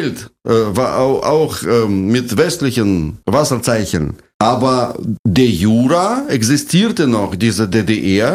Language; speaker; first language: German; non-native, fluent; Russian